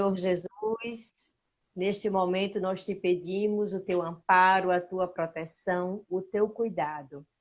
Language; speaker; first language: Portuguese; native; Portuguese